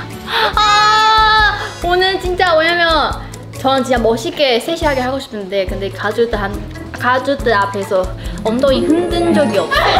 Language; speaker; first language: Korean; non-native, fluent; Chinese